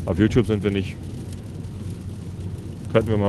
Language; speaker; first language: German; native; German